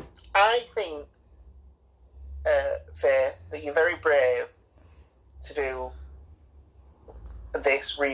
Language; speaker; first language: English; native; English